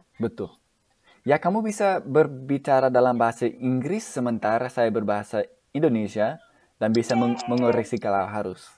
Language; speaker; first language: Indonesian; non-native, fluent; English